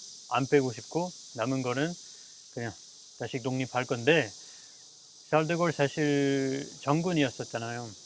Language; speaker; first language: Korean; non-native, fluent; French